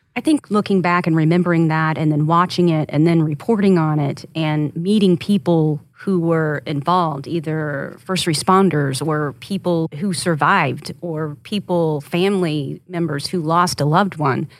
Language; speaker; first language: English; native; English